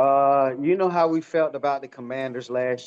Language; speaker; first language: English; native; English